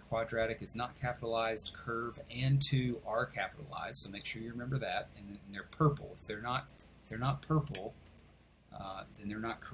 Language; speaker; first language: English; native; English